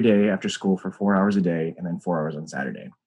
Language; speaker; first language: English; native; English